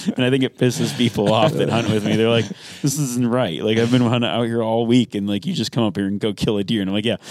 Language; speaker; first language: English; native; English